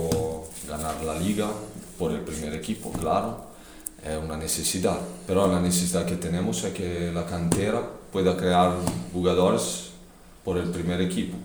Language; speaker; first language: Spanish; non-native, fluent; Italian